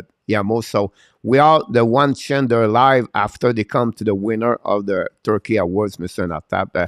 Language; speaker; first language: English; non-native, local second language; French